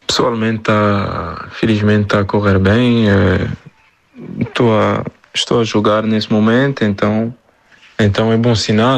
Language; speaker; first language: Portuguese; non-native, fluent; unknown